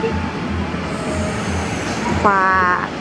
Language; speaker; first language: English; non-native, fluent; Indonesian